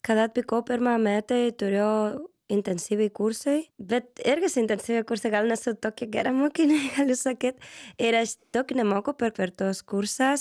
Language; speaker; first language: Lithuanian; non-native, learner; Spanish